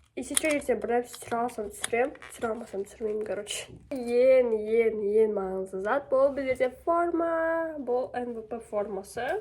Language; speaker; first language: Kazakh; non-native, local second language; Russian